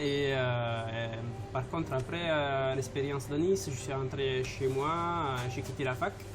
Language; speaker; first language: French; non-native, fluent; Italian